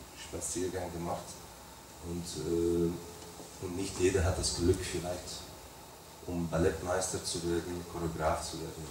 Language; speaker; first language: German; non-native, fluent; Dutch